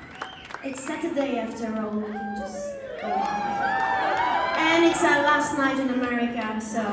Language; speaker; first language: English; non-native, fluent; French